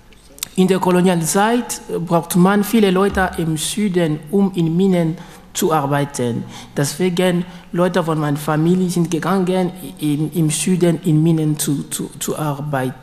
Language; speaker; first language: German; non-native, learner; French